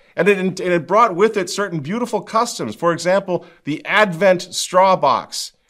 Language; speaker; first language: English; native; English